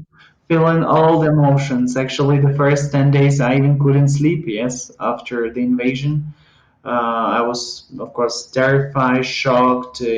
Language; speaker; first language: English; non-native, fluent; Ukrainian